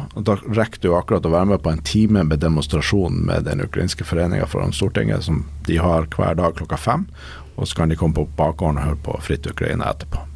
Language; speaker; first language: Norwegian; native; Norwegian